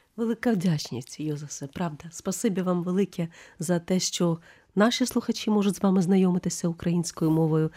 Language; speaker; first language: Ukrainian; native; Ukrainian